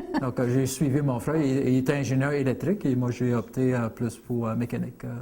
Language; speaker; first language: French; non-native, fluent; English